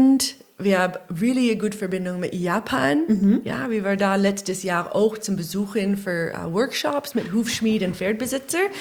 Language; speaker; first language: German; non-native, learner; English